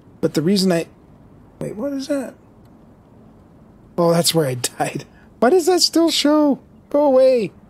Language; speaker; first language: English; native; English